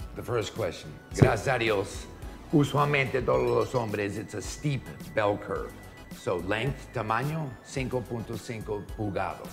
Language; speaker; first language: Spanish; non-native, learner; English